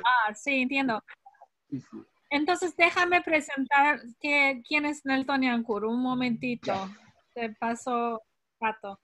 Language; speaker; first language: Spanish; non-native, fluent; English